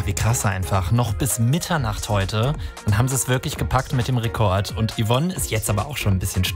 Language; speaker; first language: German; native; German